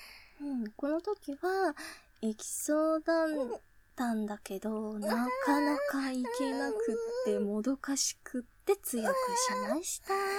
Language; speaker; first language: Japanese; native; Japanese